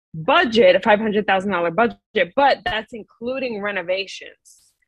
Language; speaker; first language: English; native; English